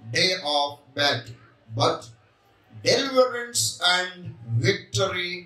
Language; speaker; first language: English; non-native, local second language; Telugu